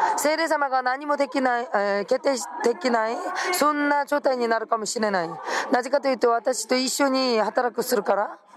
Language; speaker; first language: Japanese; non-native, fluent; Korean